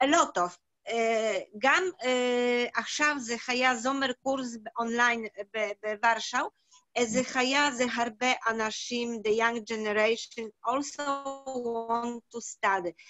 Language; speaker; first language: Hebrew; non-native, learner; Polish